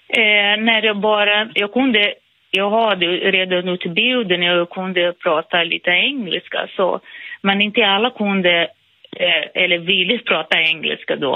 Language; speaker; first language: Swedish; non-native, fluent; Portuguese